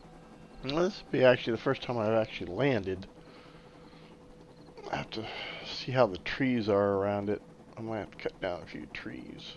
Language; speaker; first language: English; native; English